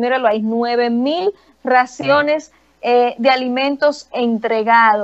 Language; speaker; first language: Spanish; native; Spanish